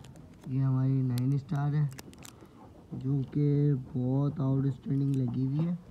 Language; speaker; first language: Hindi; native; Hindi